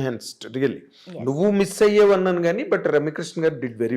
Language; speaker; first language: Telugu; native; Telugu